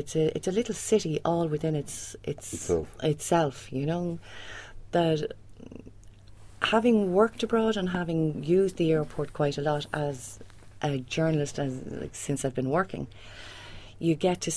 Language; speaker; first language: English; native; English